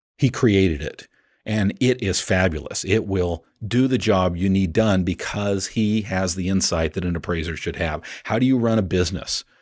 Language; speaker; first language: English; native; English